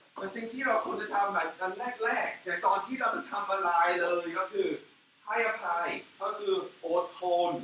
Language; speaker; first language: Thai; non-native, fluent; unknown